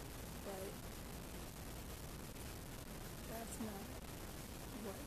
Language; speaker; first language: English; native; English